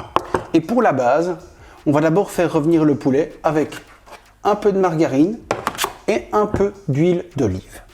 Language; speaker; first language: French; native; French